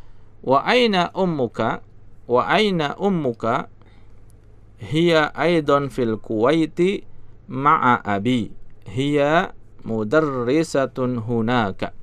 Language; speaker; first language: Arabic; non-native, learner; Indonesian